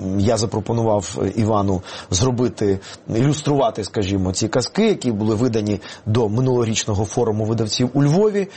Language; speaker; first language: Ukrainian; non-native, local second language; Russian